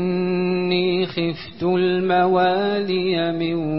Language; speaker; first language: Arabic; native; Arabic